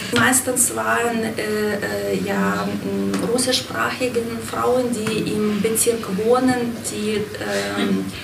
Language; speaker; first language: German; non-native, fluent; Ukrainian